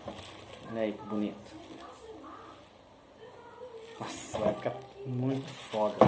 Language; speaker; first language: Portuguese; native; Portuguese